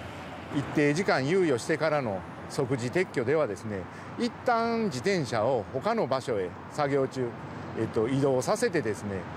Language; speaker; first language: Japanese; native; Japanese